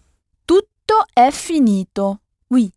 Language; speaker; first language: Italian; non-native, fluent; French